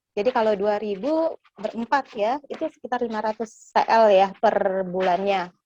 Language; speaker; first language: Indonesian; native; Indonesian